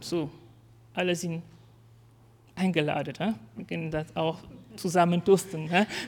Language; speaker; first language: German; non-native, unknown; French